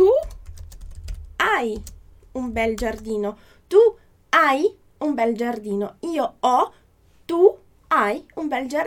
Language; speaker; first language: Italian; non-native, fluent; Portuguese